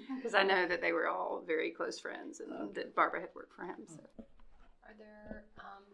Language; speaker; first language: English; non-native, fluent; Portuguese